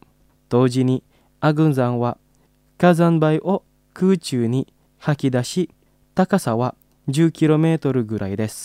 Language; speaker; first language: Japanese; non-native, fluent; Indonesian